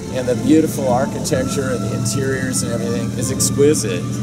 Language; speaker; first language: English; native; English